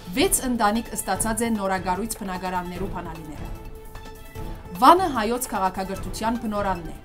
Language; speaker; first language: Armenian; early bilingual, heritage; Armenian